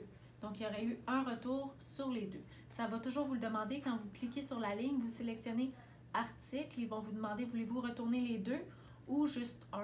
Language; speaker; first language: French; native; French